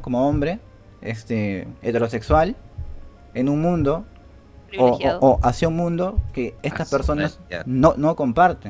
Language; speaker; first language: Spanish; native; Spanish